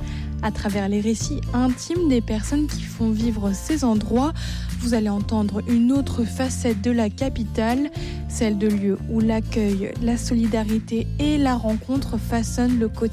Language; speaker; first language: French; native; French